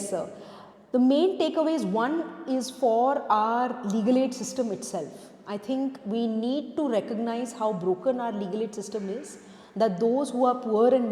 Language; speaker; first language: English; non-native, local second language; Hindi